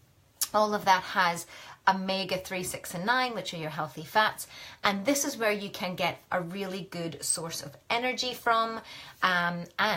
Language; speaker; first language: English; native; English